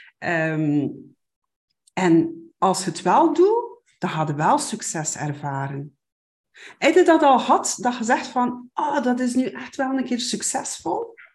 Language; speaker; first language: Dutch; native; Dutch